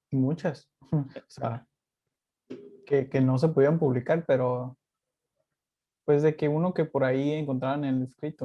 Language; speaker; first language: Spanish; native; Spanish